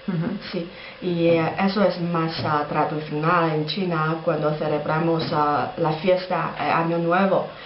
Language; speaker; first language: Spanish; non-native, learner; Chinese